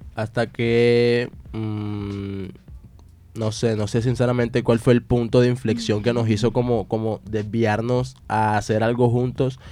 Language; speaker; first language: Spanish; native; Spanish